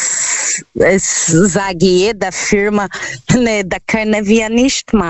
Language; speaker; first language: German; non-native, learner; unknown